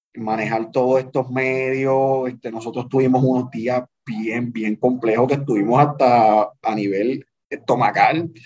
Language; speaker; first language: Spanish; native; Spanish